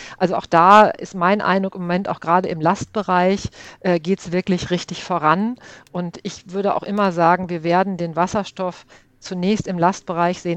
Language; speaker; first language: German; native; German